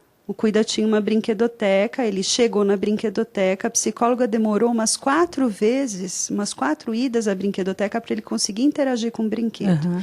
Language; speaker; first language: Portuguese; native; Portuguese